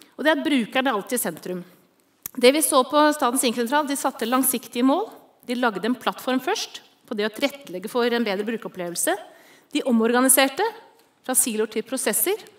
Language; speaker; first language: Norwegian; native; Norwegian